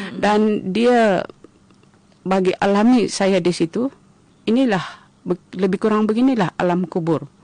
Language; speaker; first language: Malay; non-native, local second language; Central Dusun